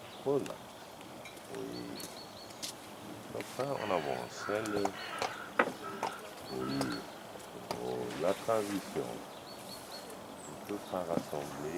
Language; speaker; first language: French; non-native, learner; German